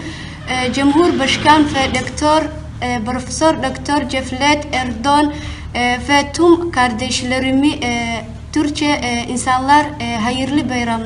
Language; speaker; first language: Turkish; non-native, learner; Somali